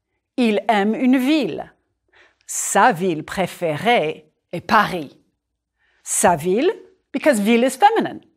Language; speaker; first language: French; non-native, fluent; English